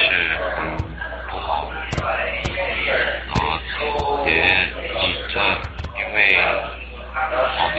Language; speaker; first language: Chinese; non-native, learner; English